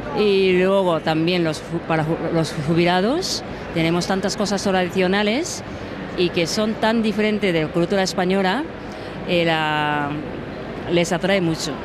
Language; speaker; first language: Spanish; non-native, fluent; Japanese